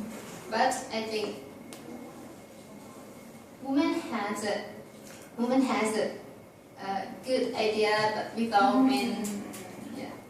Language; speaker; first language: English; non-native, learner; Thai